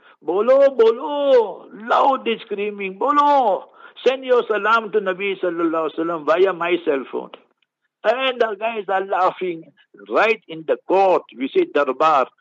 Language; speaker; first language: English; early bilingual, other home language; Urdu